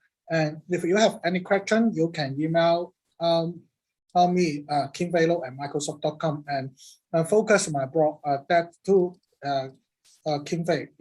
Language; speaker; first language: English; non-native, learner; Cantonese